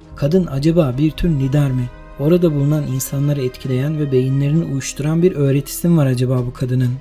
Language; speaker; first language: Turkish; native; Turkish